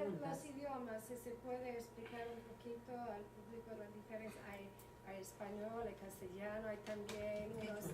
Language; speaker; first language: Spanish; non-native, fluent; English